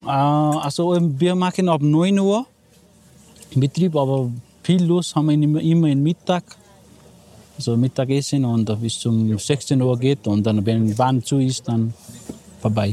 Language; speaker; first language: German; non-native, learner; Nepali